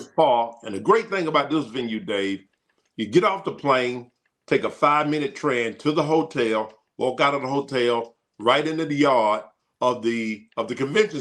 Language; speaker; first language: English; native; English